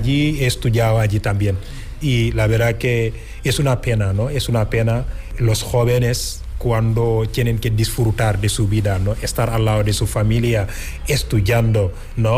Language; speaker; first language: Spanish; non-native, fluent; Wolof